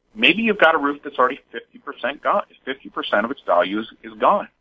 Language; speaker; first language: English; native; English